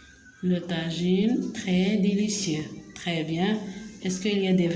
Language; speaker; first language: French; non-native, local second language; Arabic